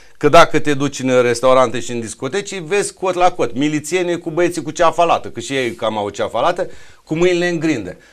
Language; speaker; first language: Romanian; native; Romanian